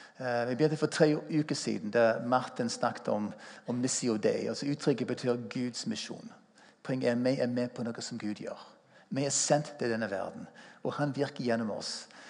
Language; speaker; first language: Norwegian; non-native, fluent; English